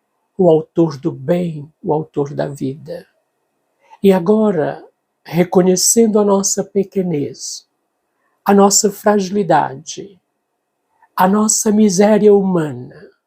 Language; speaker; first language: Portuguese; native; Portuguese